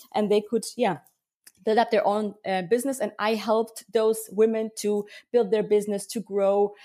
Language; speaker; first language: English; early bilingual, heritage; German